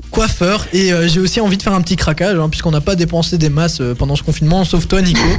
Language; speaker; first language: French; native; French